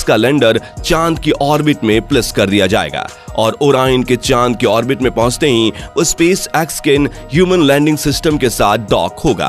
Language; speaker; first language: Hindi; native; Hindi